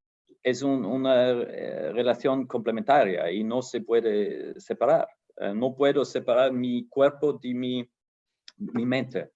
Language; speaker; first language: Spanish; non-native, fluent; German